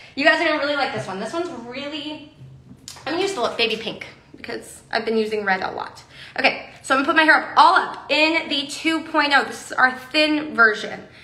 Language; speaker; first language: English; native; English